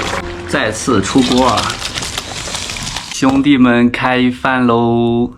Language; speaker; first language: Chinese; native; Chinese